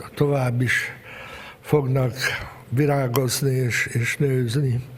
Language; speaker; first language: Hungarian; early bilingual, heritage; Hungarian